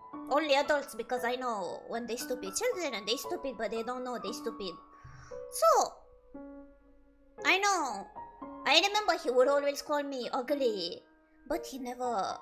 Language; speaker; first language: English; non-native, learner; Japanese